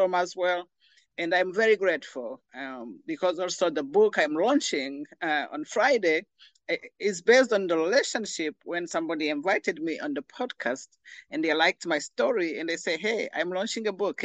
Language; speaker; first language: English; non-native, local second language; Kinyarwanda